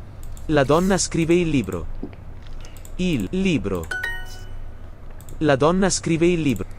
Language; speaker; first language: Italian; non-native, learner; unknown